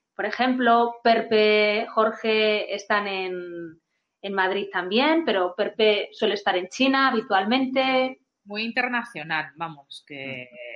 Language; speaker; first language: Spanish; non-native, fluent; Chinese